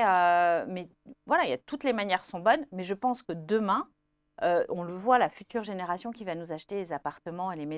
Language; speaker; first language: French; native; French